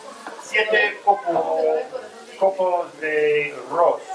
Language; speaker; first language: Spanish; non-native, learner; English